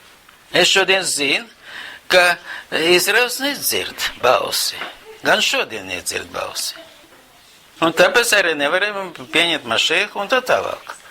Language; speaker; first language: Latvian; non-native, local second language; Russian